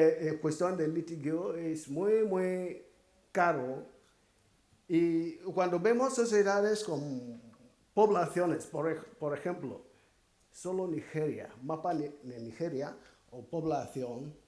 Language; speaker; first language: Spanish; non-native, fluent; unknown